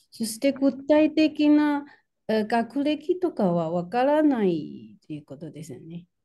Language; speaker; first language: Japanese; non-native, fluent; Chinese